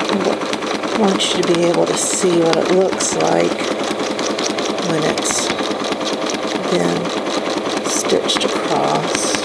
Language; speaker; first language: English; native; English